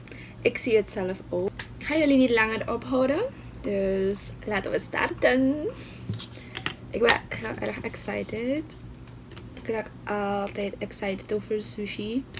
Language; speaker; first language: Dutch; non-native, local second language; Papiamento